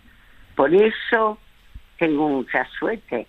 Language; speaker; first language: Spanish; early bilingual, other home language; French